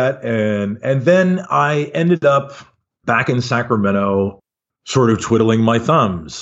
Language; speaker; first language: English; native; English